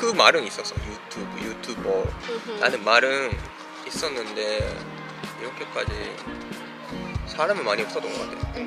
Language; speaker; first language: Korean; non-native, fluent; Japanese